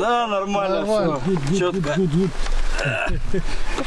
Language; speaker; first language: Russian; native; Russian